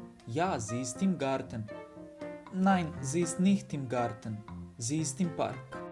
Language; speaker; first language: German; non-native, fluent; Serbian